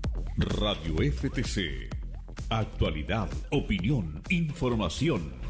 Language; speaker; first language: Spanish; native; Spanish